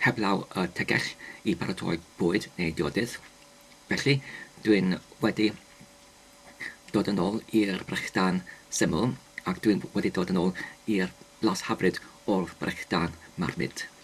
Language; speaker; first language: Welsh; non-native, learner; English